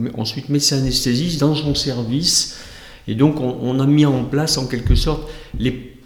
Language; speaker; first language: French; native; French